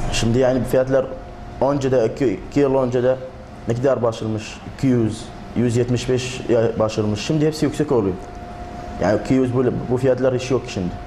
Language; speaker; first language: Turkish; non-native, learner; Arabic